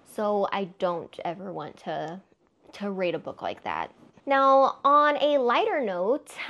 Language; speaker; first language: English; native; English